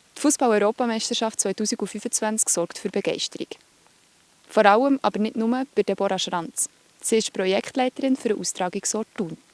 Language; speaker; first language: German; native; German